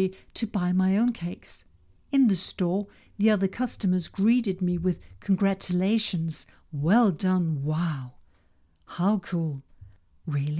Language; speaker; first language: English; non-native, fluent; Danish